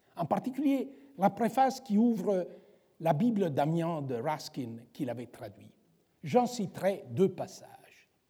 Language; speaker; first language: French; non-native, fluent; Italian